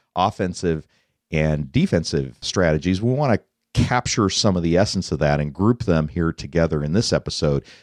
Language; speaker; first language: English; native; English